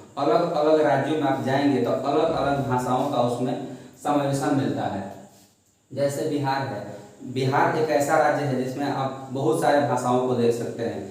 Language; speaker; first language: Hindi; non-native, local second language; Bhojpuri